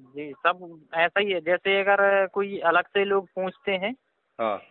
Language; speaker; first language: Hindi; native; Hindi